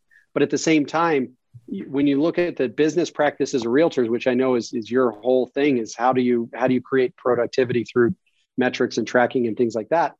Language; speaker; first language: English; native; English